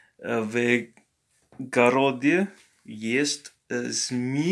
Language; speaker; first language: Russian; non-native, learner; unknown